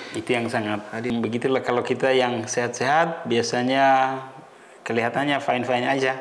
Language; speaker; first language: Indonesian; non-native, local second language; Tetum